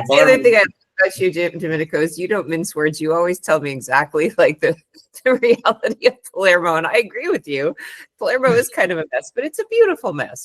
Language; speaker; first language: English; non-native, fluent; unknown